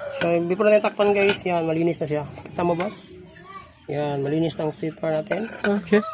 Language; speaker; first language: Filipino; non-native, local second language; Cebuano